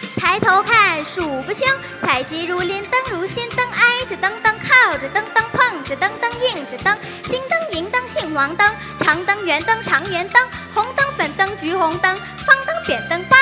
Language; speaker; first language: Chinese; non-native, fluent; Thai